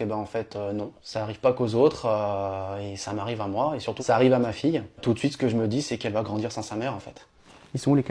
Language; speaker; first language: French; native; French